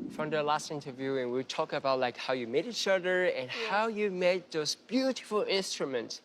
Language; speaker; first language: English; non-native, fluent; Chinese